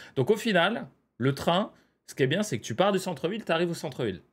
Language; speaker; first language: French; native; French